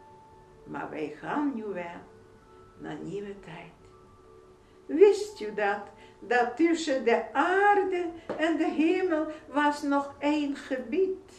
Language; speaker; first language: Dutch; non-native, fluent; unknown